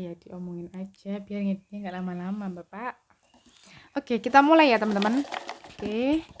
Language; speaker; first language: Indonesian; non-native, local second language; Javanese